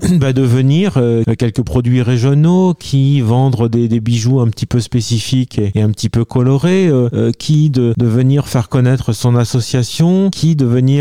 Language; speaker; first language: French; native; French